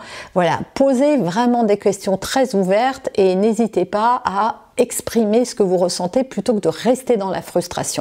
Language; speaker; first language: French; native; French